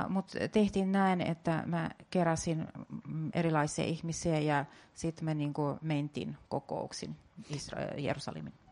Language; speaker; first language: Finnish; non-native, fluent; Russian